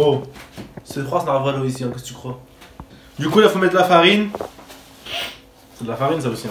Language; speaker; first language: French; native; French